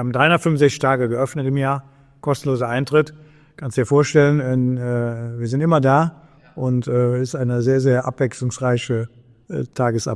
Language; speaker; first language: German; native; German